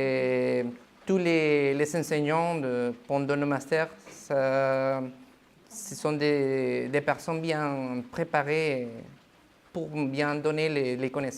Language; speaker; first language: French; non-native, fluent; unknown